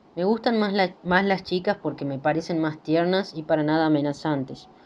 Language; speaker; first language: Spanish; native; Spanish